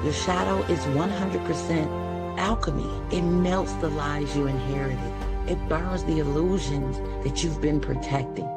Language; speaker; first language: English; native; English